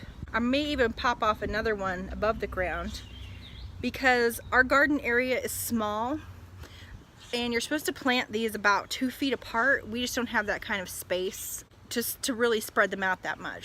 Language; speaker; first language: English; native; English